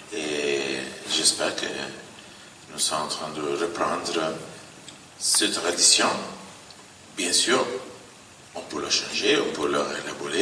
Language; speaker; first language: French; non-native, fluent; Italian